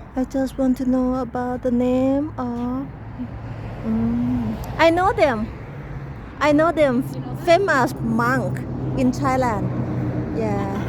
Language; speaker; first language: English; non-native, learner; Thai